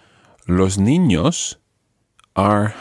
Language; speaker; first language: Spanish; non-native, fluent; English